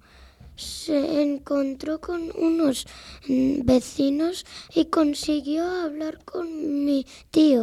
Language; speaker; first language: Spanish; native; Spanish